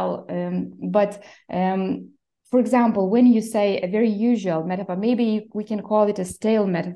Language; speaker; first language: English; non-native, fluent; Lithuanian